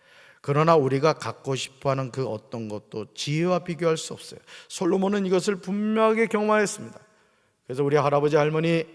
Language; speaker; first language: Korean; native; Korean